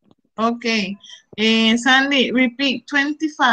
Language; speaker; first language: English; non-native, fluent; Spanish